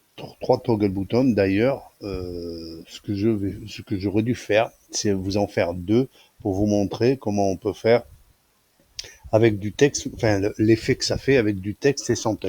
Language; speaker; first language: French; native; French